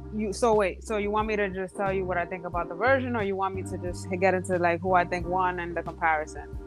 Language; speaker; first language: English; early bilingual, other home language; Spanish